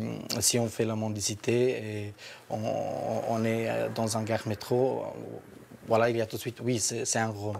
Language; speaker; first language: French; non-native, fluent; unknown